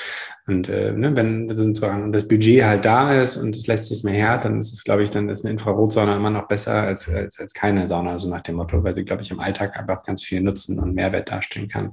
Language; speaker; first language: German; native; German